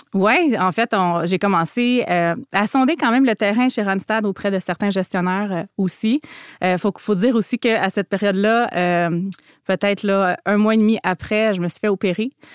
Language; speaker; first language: French; native; French